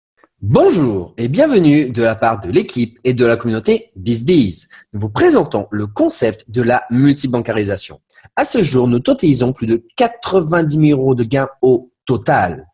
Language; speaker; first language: French; native; French